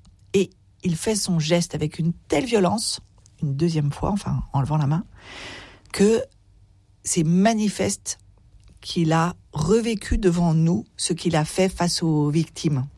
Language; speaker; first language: French; native; French